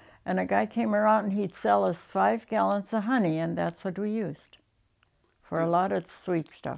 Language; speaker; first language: English; early bilingual, other home language; German